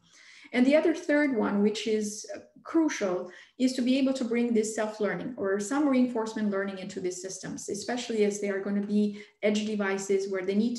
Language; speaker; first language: English; non-native, fluent; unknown